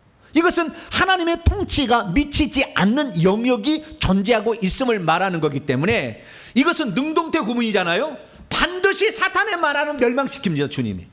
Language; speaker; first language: Korean; native; Korean